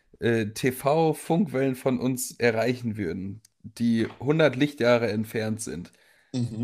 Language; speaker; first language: German; native; German